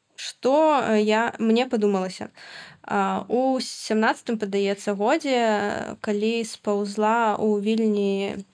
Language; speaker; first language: Belarusian; non-native, local second language; Russian